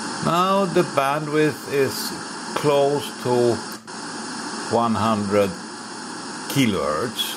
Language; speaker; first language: English; non-native, fluent; Swedish